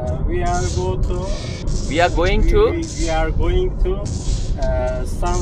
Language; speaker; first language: English; non-native, learner; Turkish